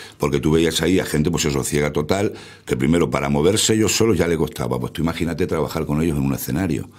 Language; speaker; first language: Spanish; native; Spanish